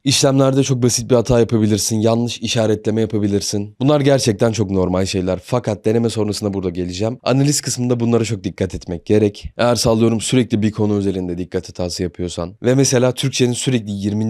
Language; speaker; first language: Turkish; native; Turkish